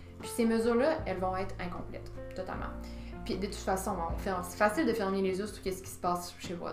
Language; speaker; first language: French; native; French